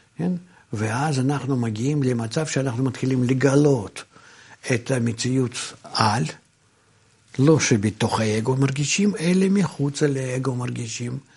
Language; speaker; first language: Hebrew; non-native, fluent; Russian